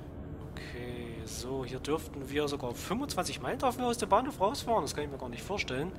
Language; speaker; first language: German; native; German